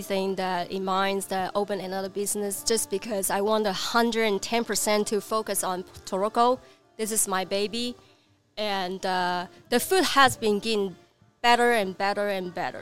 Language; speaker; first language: English; non-native, learner; Chinese